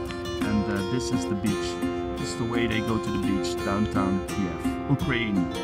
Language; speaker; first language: English; non-native, fluent; Dutch